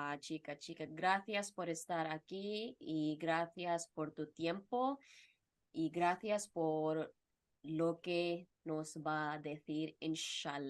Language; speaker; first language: Spanish; non-native, fluent; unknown